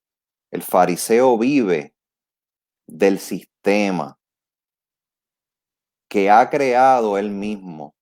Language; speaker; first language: Spanish; native; Spanish